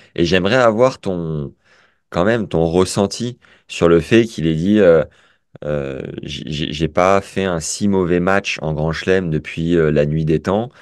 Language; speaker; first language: French; native; French